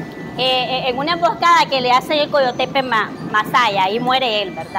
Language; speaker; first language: Spanish; native; Spanish